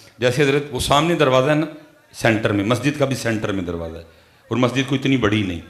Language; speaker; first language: Urdu; non-native, local second language; Punjabi